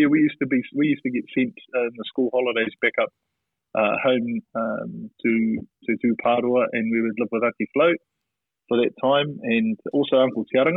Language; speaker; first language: English; native; English